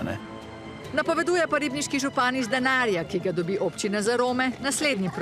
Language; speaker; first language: Slovenian; native; Slovenian